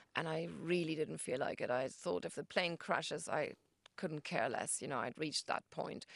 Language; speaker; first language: English; non-native, fluent; German